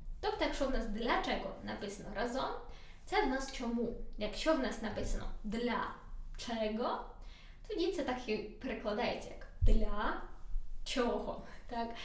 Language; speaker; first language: Polish; non-native, learner; Ukrainian